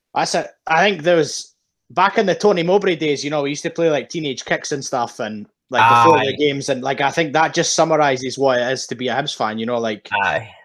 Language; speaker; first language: English; native; English